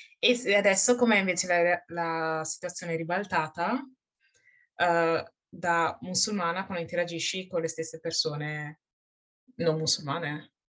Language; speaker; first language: Italian; early bilingual, other home language; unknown